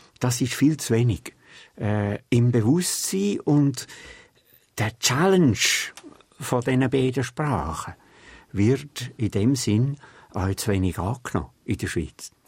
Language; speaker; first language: German; native; German